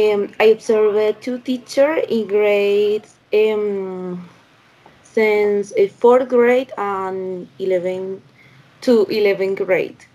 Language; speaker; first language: English; non-native, learner; Spanish